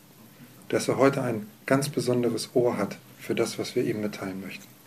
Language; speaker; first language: German; native; German